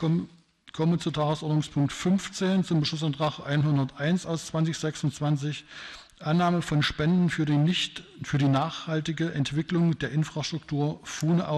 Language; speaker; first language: German; native; German